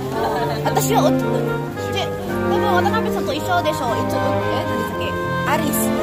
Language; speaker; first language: Japanese; non-native, learner; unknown